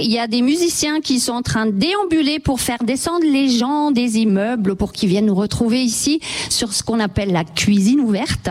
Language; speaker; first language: French; native; French